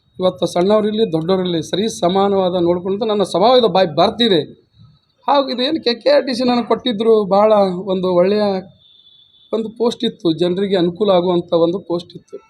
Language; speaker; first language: Kannada; native; Kannada